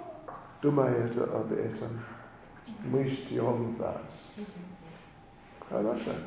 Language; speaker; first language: Russian; non-native, learner; English